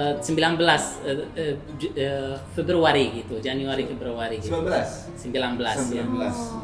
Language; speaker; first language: Indonesian; non-native, fluent; Arabic